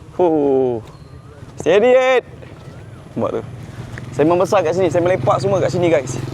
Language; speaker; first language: Malay; native; Malay